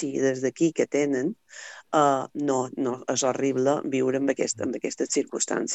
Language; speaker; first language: Catalan; native; Catalan